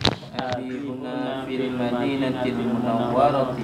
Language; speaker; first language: Arabic; non-native, learner; Indonesian